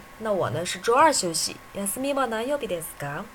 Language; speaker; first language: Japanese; non-native, fluent; Chinese